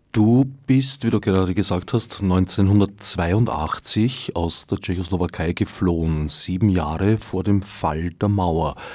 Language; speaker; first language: German; native; German